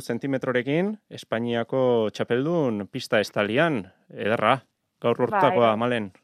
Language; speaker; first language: Basque; native; Basque